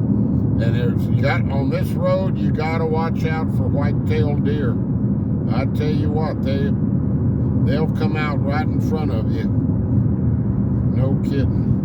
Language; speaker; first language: English; native; English